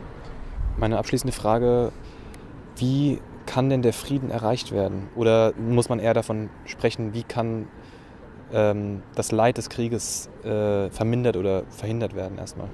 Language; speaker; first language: German; native; German